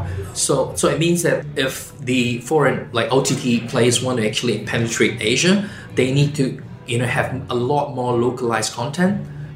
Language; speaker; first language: English; non-native, local second language; Chinese